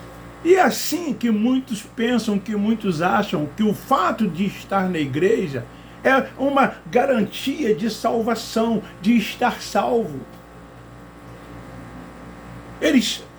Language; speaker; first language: Portuguese; native; Portuguese